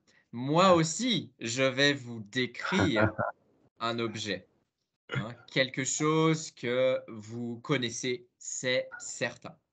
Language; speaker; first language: French; non-native, fluent; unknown